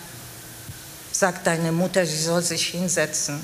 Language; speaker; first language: German; non-native, fluent; Polish